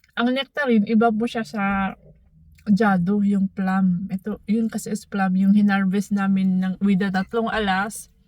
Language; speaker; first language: Filipino; non-native, local second language; Cebuano